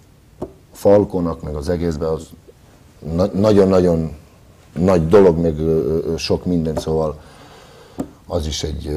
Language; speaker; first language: Hungarian; non-native, fluent; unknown